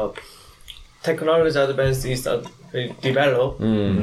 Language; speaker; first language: English; non-native, learner; Korean